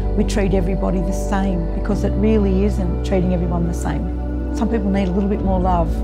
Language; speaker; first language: English; native; English